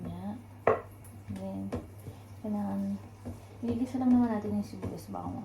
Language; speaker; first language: Filipino; native; Filipino